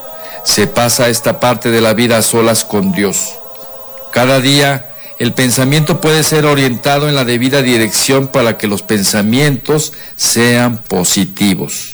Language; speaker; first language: Spanish; native; Spanish